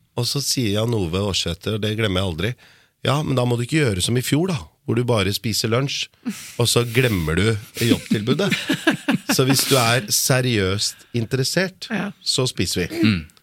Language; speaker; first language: Norwegian; early bilingual, other home language; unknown